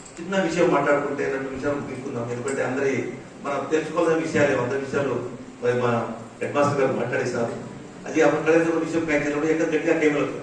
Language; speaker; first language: Telugu; non-native, local second language; Lambadi